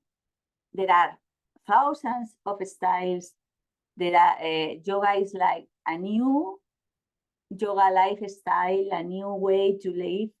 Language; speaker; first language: English; non-native, learner; Spanish